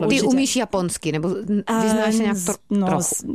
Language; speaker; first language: Czech; native; Czech